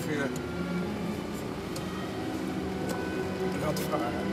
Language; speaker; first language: German; non-native, fluent; Dutch